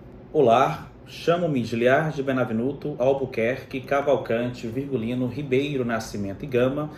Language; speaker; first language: Portuguese; native; Portuguese